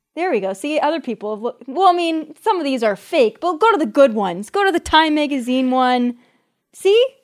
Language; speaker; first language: English; native; English